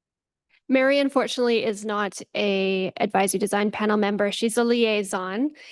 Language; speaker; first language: English; native; English